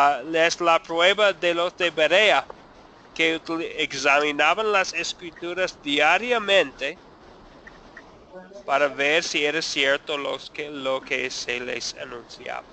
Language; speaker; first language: Spanish; non-native, fluent; English